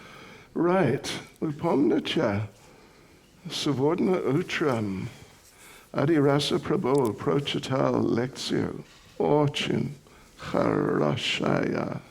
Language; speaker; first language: Russian; non-native, learner; English